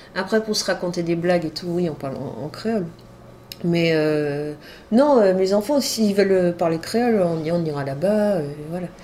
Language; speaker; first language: French; native; French